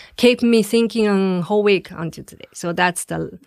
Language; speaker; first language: English; non-native, fluent; Chinese